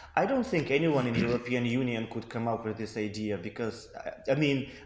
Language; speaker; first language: English; non-native, fluent; Russian